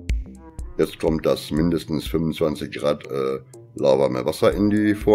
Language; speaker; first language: German; native; German